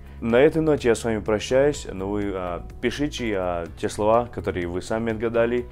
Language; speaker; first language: Russian; non-native, fluent; English